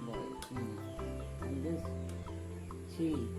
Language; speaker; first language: English; non-native, local second language; Filipino